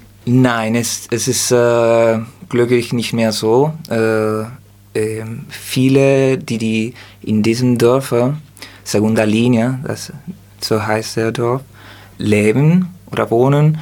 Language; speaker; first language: German; non-native, learner; Spanish